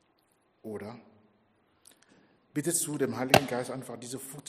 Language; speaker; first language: German; non-native, fluent; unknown